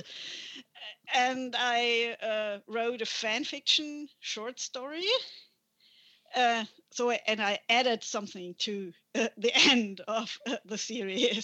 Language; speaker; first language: English; non-native, fluent; German